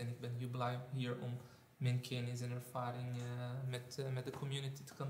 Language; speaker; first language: Dutch; non-native, fluent; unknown